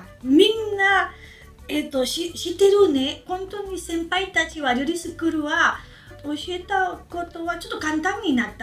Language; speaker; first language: Japanese; non-native, learner; Spanish